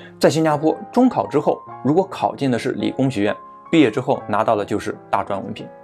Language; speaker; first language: Chinese; native; Chinese